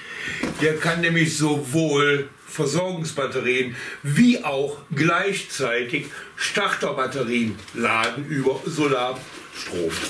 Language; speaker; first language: German; native; German